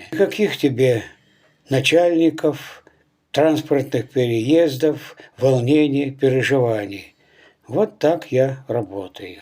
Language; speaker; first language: Russian; native; Russian